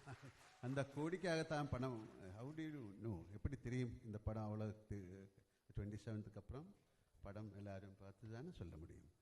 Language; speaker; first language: Tamil; non-native, learner; Malayalam